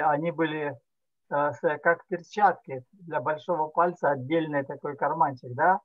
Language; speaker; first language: Russian; native; Russian